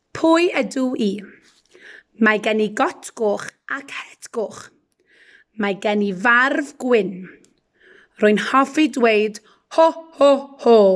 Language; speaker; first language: Welsh; non-native, local second language; English